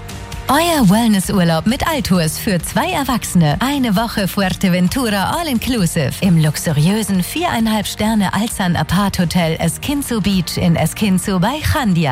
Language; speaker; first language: German; native; German